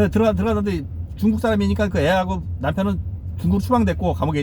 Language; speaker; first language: Korean; native; Korean